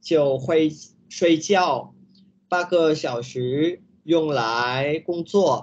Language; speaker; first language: Chinese; non-native, learner; Vietnamese